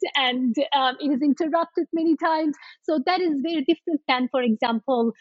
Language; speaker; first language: English; non-native, fluent; Turkish